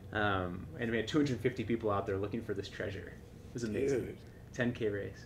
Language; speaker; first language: English; native; English